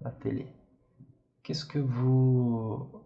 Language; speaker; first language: French; non-native, fluent; Portuguese